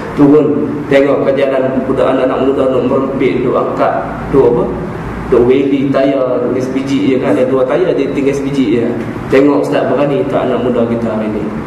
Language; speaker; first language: Malay; native; Malay